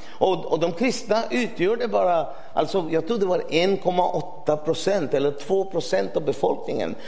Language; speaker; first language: Swedish; non-native, fluent; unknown